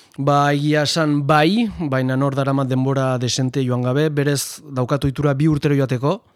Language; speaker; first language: Basque; non-native, local second language; Spanish